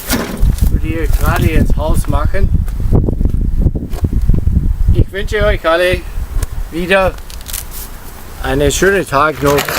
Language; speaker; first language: German; non-native, learner; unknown